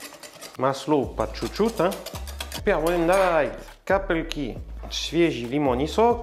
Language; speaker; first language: Russian; non-native, learner; French